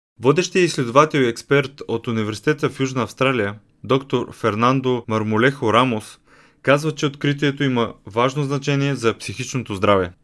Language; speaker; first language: Bulgarian; native; Bulgarian